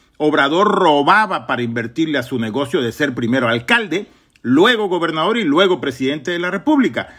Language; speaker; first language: Spanish; native; Spanish